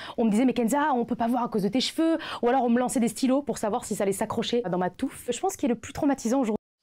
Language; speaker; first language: French; native; French